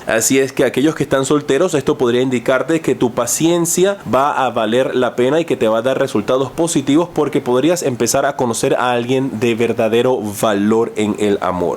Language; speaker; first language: Spanish; native; Spanish